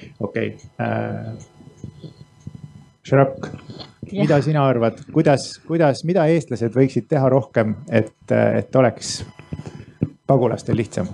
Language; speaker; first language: Estonian; native; Estonian